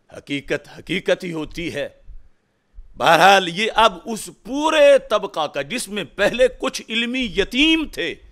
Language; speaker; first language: Urdu; non-native, local second language; Punjabi